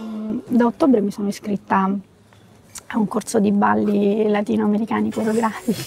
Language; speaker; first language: Italian; native; Italian